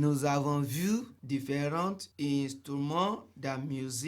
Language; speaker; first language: French; non-native, learner; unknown